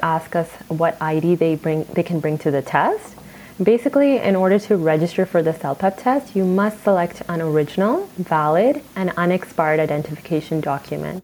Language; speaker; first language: English; native; English